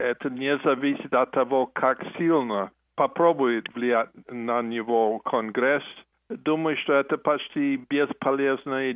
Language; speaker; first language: Russian; non-native, fluent; English